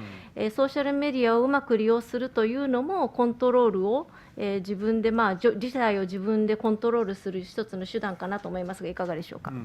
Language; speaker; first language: Japanese; native; Japanese